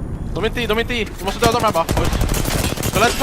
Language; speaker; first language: Swedish; native; Swedish